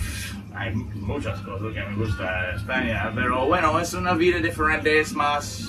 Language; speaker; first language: Spanish; non-native, learner; English